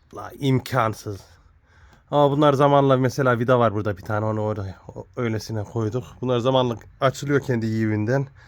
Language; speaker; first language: Turkish; early bilingual, heritage; Turkish